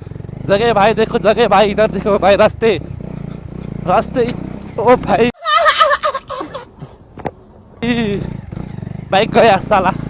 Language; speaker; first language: Hindi; non-native, learner; Nepali